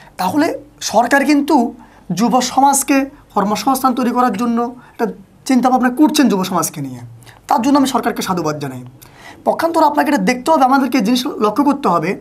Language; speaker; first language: Bangla; native; Bangla